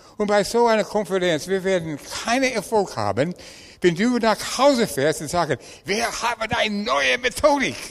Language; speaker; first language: German; non-native, learner; English